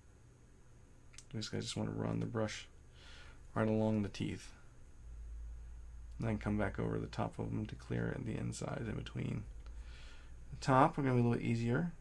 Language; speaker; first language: English; native; English